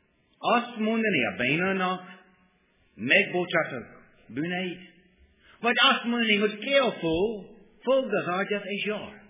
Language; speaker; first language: Hungarian; non-native, learner; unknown